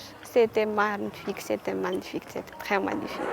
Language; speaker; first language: French; non-native, local second language; Malagasy